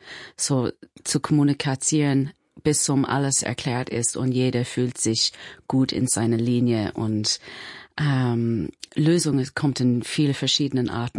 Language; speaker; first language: German; non-native, learner; English